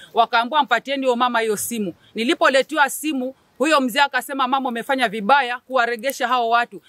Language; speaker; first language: Swahili; native; Swahili